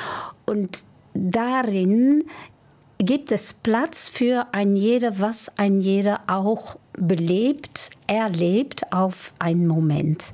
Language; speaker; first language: German; non-native, fluent; Dutch